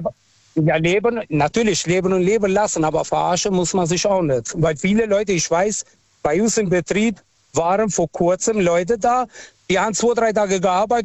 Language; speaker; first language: German; early bilingual, other home language; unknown